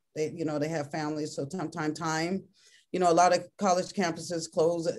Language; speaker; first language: English; native; English